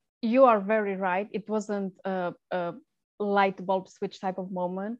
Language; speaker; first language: English; non-native, fluent; Romanian